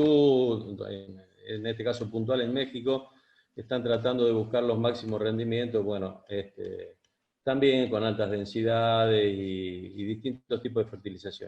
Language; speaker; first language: Spanish; native; Spanish